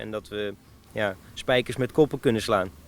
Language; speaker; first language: Dutch; native; Dutch